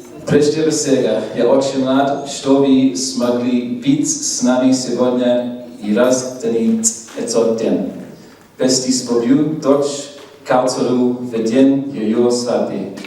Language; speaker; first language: Russian; non-native, learner; English